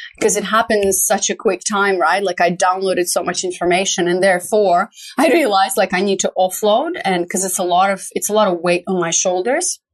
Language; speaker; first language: English; non-native, fluent; Romanian